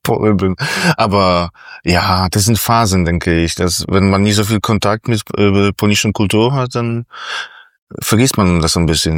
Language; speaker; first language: German; non-native, fluent; Polish